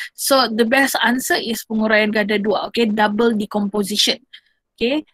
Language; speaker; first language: English; non-native, local second language; Malay